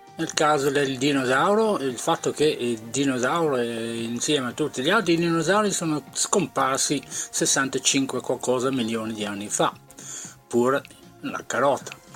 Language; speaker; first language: Italian; non-native, fluent; English